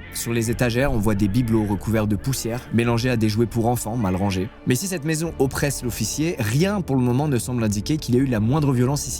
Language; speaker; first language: French; native; French